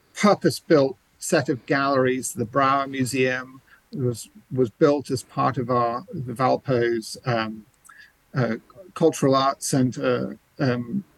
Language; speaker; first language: English; native; English